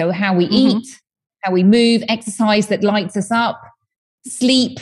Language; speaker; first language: English; native; English